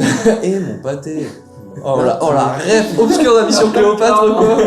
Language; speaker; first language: French; native; French